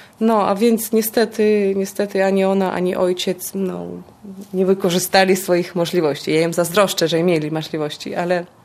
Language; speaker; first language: Polish; non-native, fluent; Russian